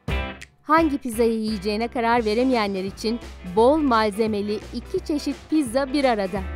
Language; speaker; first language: Turkish; native; Turkish